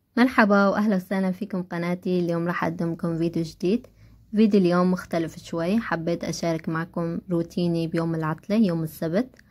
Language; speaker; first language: Arabic; non-native, local second language; Kurdish